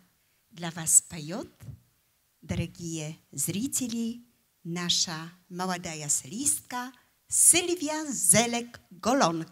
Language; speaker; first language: Russian; non-native, fluent; Polish